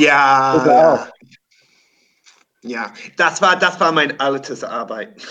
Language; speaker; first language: German; non-native, learner; English